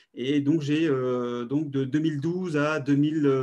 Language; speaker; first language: French; native; French